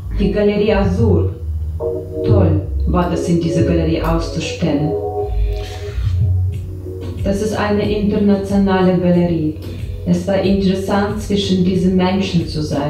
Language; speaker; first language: German; non-native, learner; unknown